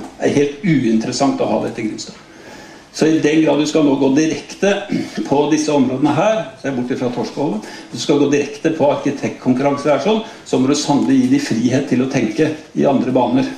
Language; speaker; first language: Norwegian; native; Norwegian